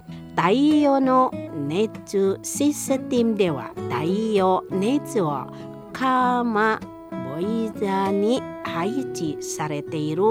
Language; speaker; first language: Japanese; non-native, fluent; Indonesian